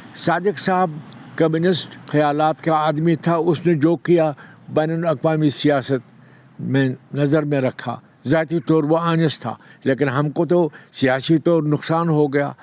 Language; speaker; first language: Urdu; non-native, local second language; Kashmiri